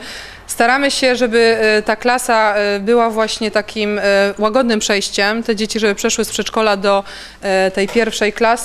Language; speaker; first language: Polish; native; Polish